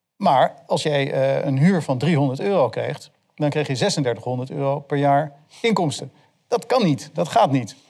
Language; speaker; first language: Dutch; native; Dutch